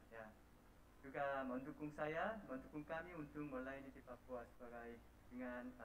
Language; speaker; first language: Indonesian; non-native, learner; Korean